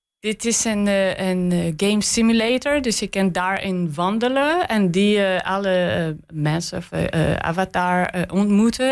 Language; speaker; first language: Dutch; non-native, learner; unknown